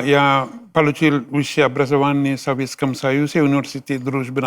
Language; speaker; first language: Russian; non-native, fluent; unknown